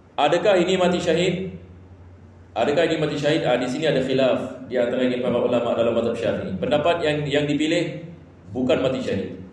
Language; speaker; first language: Malay; non-native, fluent; Arabic